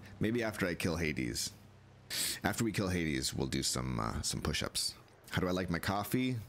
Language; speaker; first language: English; native; English